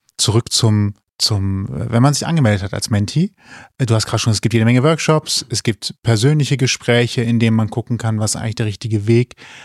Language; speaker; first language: German; native; German